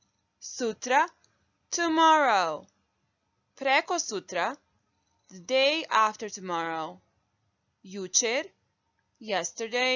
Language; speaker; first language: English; non-native, fluent; Bosnian